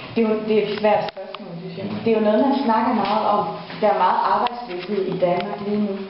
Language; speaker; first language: Danish; native; Danish